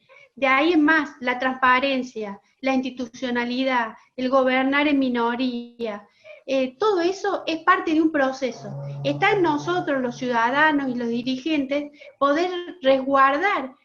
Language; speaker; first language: Spanish; native; Spanish